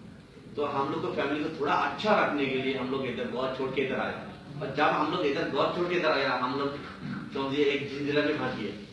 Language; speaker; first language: Hindi; non-native, learner; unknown